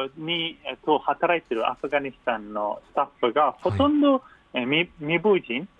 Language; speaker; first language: Japanese; non-native, fluent; Persian